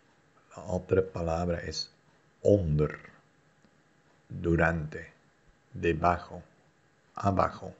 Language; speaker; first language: Spanish; non-native, fluent; Dutch